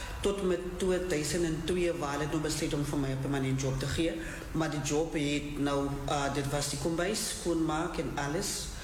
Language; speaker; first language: Afrikaans; non-native, local second language; Southern Sotho